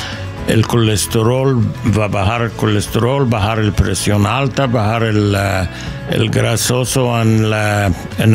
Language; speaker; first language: Spanish; non-native, learner; English